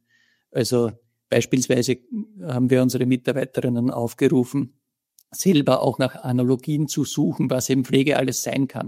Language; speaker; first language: German; native; German